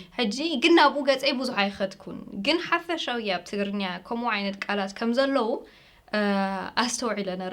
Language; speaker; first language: Tigrinya; early bilingual, heritage; Tigrinya